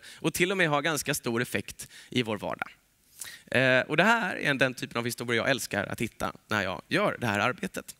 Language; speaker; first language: Swedish; native; Swedish